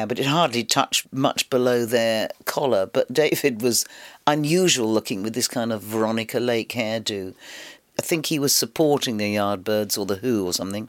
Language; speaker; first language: English; native; English